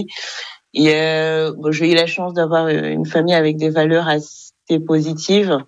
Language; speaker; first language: French; non-native, local second language; Kinyarwanda